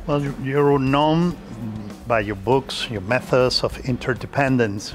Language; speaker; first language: English; non-native, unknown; Spanish